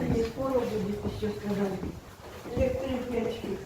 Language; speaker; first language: Russian; native; Russian